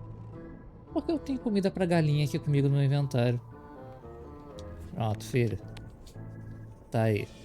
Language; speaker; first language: Portuguese; native; Portuguese